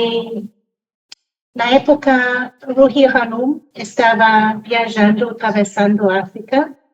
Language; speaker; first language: Portuguese; non-native, fluent; English